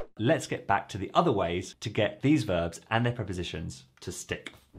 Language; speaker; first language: English; native; English